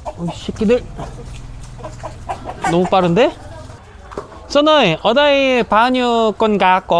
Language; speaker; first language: Korean; native; Korean